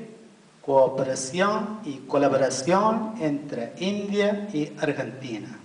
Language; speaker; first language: Spanish; non-native, fluent; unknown